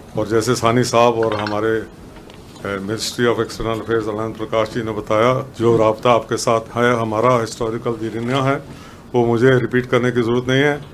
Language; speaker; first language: Hindi; early bilingual, heritage; Punjabi